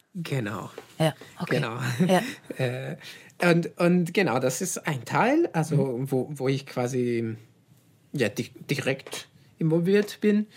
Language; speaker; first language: German; non-native, fluent; Italian